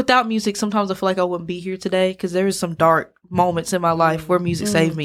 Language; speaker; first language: English; native; English